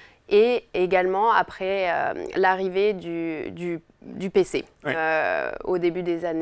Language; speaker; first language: French; native; French